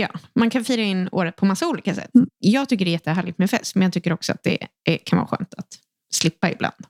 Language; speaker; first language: Swedish; native; Swedish